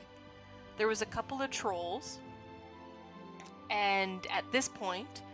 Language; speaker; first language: English; native; English